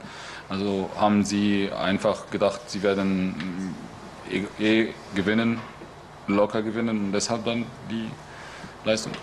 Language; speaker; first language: German; non-native, fluent; Arabic